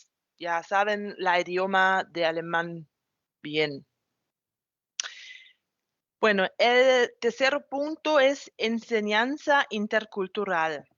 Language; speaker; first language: Spanish; non-native, fluent; German